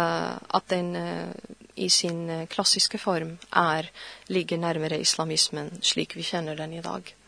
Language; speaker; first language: Norwegian; non-native, fluent; Arabic